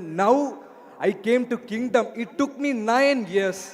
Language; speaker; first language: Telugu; non-native, learner; Malayalam